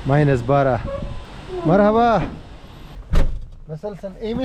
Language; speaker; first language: Turkish; non-native, learner; Urdu